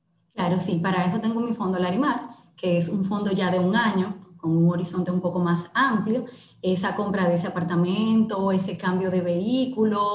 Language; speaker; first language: Spanish; native; Spanish